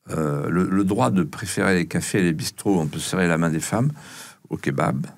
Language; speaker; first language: French; native; French